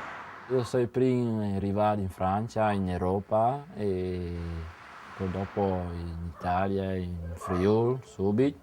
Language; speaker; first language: Italian; non-native, learner; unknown